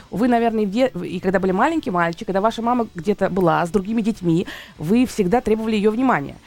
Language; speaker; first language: Russian; native; Russian